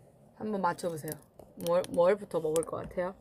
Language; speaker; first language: Korean; non-native, fluent; Chinese